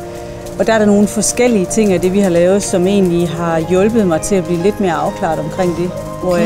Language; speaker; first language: Danish; native; Danish